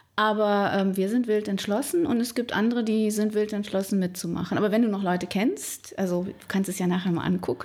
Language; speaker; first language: German; native; German